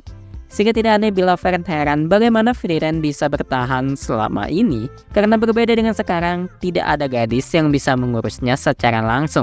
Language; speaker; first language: Indonesian; native; Indonesian